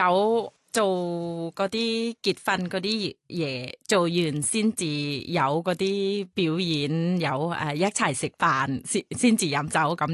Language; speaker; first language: Cantonese; non-native, learner; Thai